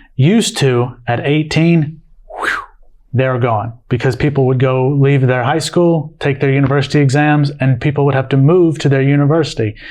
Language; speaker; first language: English; native; English